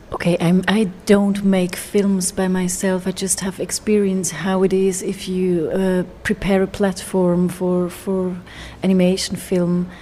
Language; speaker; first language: English; non-native, fluent; Swiss German